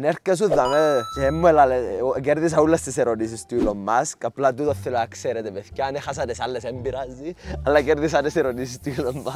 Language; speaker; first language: Greek; native; Greek